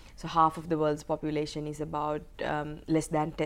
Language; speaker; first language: English; non-native, local second language; Sinhala